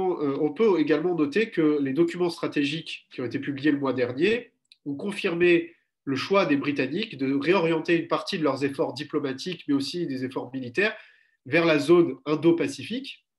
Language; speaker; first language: French; native; French